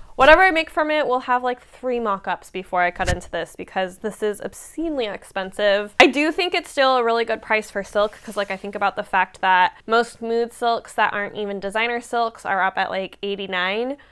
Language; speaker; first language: English; native; English